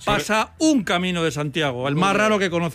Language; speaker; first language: Spanish; native; Spanish